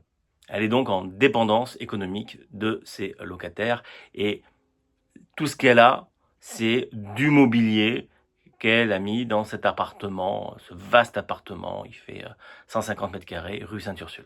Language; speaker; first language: French; native; French